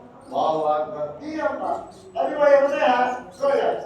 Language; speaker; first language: Indonesian; non-native, local second language; Javanese